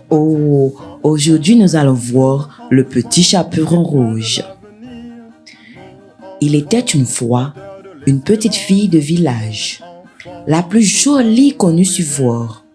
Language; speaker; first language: French; non-native, local second language; Haitian Creole